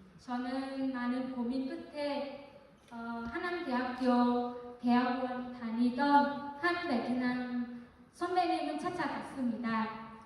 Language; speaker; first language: Korean; non-native, fluent; Vietnamese